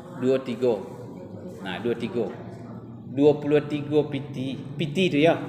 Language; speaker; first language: Malay; non-native, local second language; Minangkabau